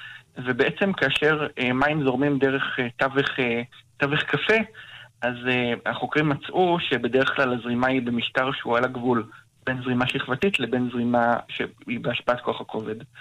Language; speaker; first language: Hebrew; native; Hebrew